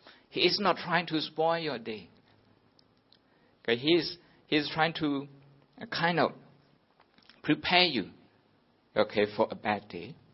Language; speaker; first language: English; non-native, fluent; Burmese